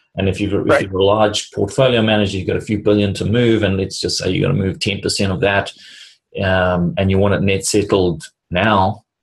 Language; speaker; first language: English; native; English